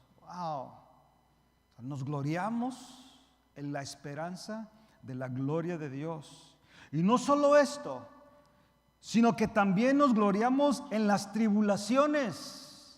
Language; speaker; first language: Spanish; early bilingual, heritage; Spanish